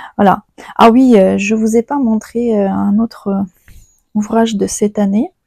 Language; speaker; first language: French; non-native, fluent; Ukrainian